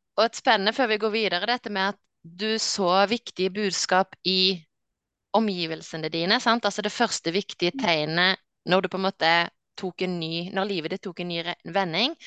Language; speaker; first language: Norwegian; native; Norwegian